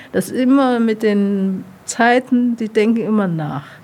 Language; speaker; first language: German; non-native, learner; Chinese